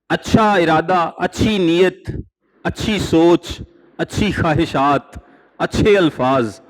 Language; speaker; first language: Urdu; non-native, local second language; Punjabi